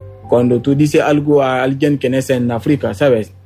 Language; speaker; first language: Spanish; non-native, learner; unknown